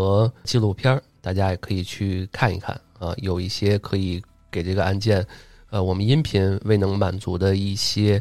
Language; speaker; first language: Chinese; native; Chinese